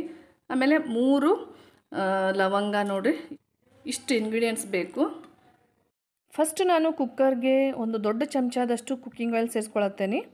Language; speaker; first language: Kannada; native; Kannada